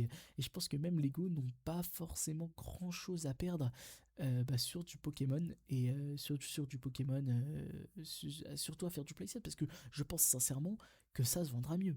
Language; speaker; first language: French; native; French